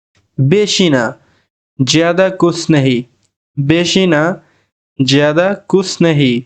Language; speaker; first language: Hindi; non-native, fluent; Bangla